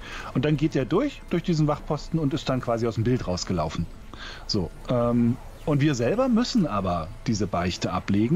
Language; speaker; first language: German; native; German